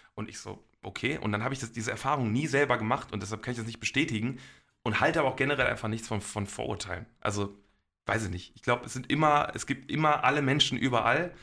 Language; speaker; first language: German; early bilingual, other home language; Polish